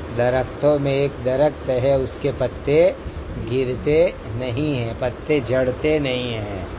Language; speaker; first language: Urdu; non-native, local second language; Gujarati